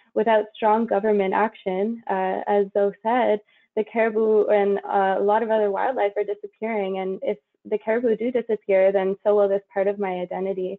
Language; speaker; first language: English; native; English